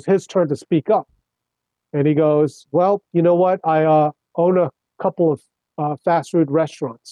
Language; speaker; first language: English; native; English